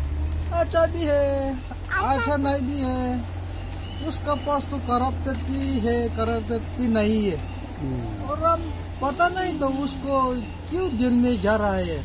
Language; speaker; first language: Hindi; non-native, local second language; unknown